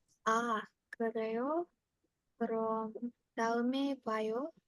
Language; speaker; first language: Korean; non-native, learner; Indonesian